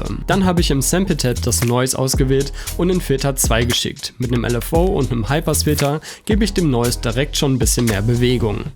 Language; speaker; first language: German; native; German